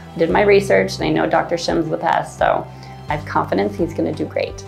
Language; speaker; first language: English; native; English